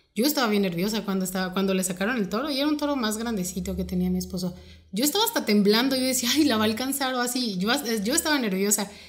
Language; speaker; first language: Spanish; native; Spanish